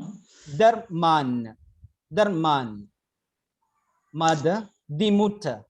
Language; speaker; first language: German; non-native, learner; Malayalam